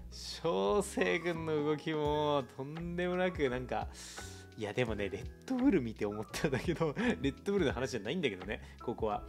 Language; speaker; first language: Japanese; native; Japanese